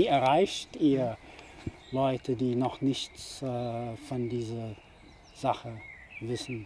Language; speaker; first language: German; non-native, fluent; English